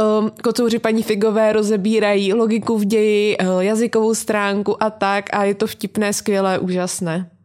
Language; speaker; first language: Czech; native; Czech